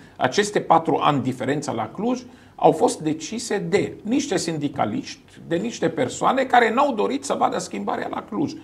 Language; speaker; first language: Romanian; non-native, fluent; Arabic